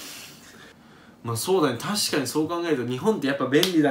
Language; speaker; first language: Japanese; native; Japanese